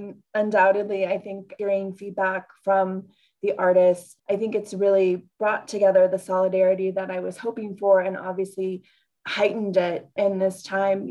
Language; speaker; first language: English; native; English